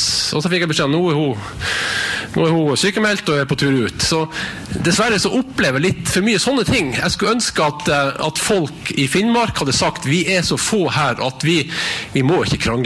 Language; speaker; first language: Norwegian; native; Norwegian